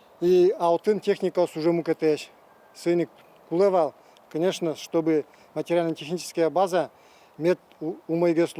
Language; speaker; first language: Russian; non-native, local second language; Udmurt